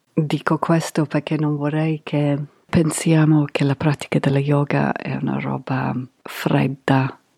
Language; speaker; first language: Italian; non-native, fluent; English